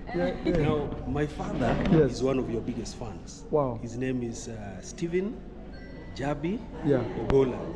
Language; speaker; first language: English; non-native, local second language; Luo (Kenya and Tanzania)